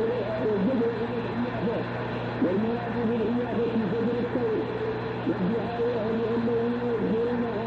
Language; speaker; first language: Arabic; native; Arabic